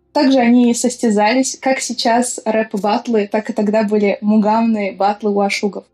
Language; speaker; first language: Russian; non-native, local second language; Azerbaijani